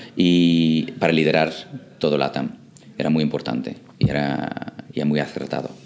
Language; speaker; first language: Spanish; non-native, fluent; English